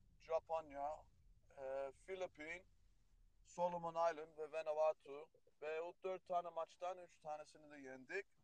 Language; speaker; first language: Turkish; early bilingual, heritage; Turkish